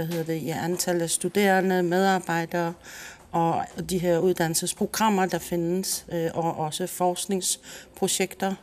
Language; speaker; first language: Danish; non-native, local second language; Kalaallisut